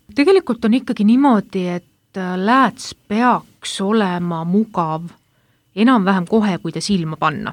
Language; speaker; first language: Estonian; native; Estonian